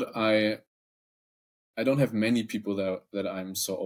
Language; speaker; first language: English; non-native, fluent; German